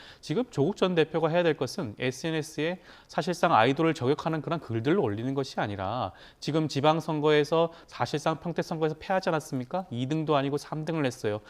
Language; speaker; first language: Korean; native; Korean